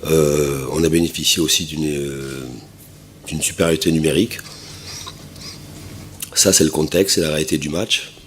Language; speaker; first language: French; native; French